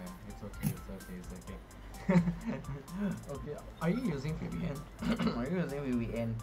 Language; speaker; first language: English; non-native, fluent; Indonesian